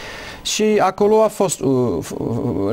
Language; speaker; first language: Romanian; non-native, learner; English